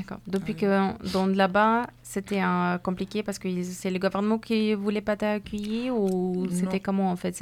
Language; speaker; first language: French; non-native, fluent; Persian